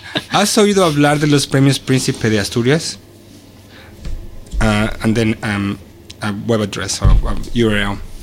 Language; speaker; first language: Spanish; native; Spanish